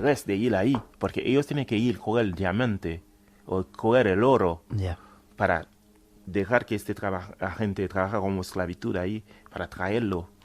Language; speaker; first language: Spanish; non-native, fluent; Haitian Creole